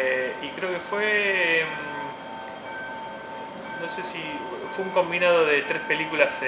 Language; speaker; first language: Spanish; native; Spanish